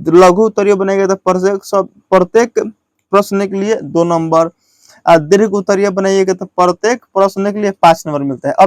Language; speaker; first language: Hindi; native; Hindi